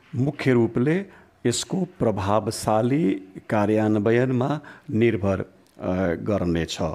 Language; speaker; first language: Nepali; non-native, local second language; Bhojpuri